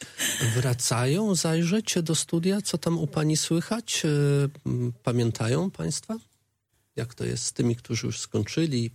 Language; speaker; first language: Polish; native; Polish